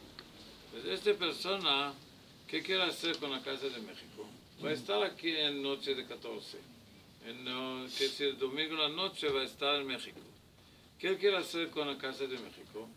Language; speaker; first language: Spanish; non-native, learner; Hebrew